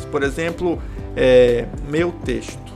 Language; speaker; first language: Portuguese; native; Portuguese